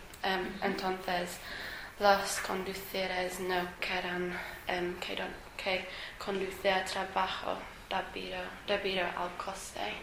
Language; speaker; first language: Spanish; non-native, learner; English